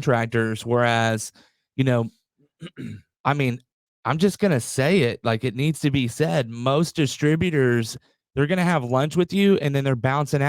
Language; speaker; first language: English; native; English